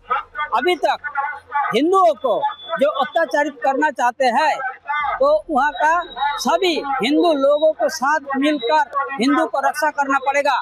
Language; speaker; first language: Hindi; non-native, local second language; Bangla